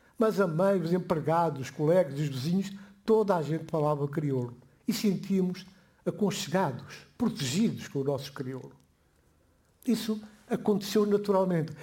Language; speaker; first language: Portuguese; non-native, local second language; Upper Guinea Crioulo